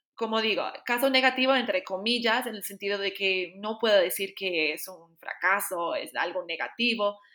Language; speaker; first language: Spanish; non-native, fluent; English